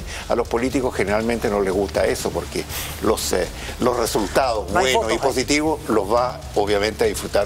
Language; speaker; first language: Spanish; native; Spanish